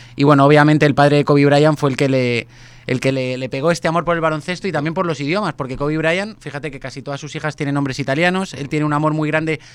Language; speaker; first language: Spanish; native; Spanish